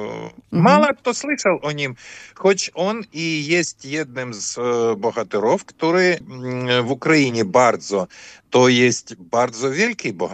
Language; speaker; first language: Polish; non-native, fluent; Ukrainian